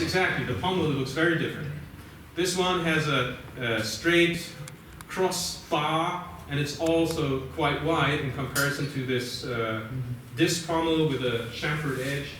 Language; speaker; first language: English; non-native, fluent; German